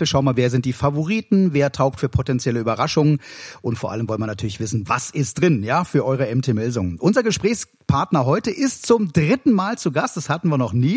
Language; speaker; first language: German; native; German